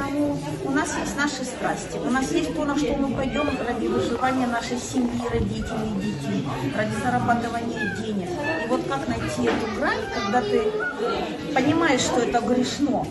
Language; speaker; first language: Russian; native; Russian